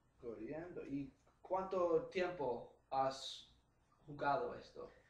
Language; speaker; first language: Spanish; non-native, learner; English